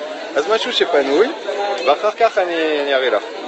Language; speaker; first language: Hebrew; non-native, fluent; French